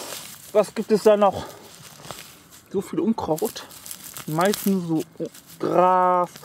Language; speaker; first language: German; non-native, learner; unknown